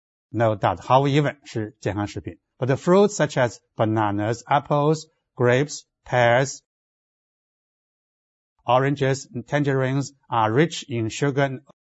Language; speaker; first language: English; non-native, fluent; Chinese